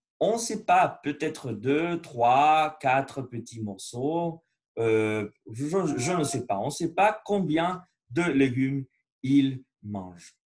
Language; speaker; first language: French; non-native, learner; Spanish